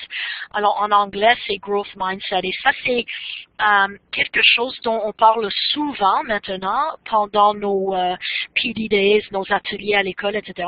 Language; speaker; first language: French; non-native, fluent; English